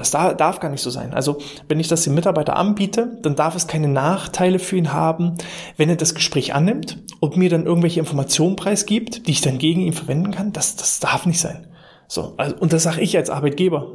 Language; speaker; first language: German; native; German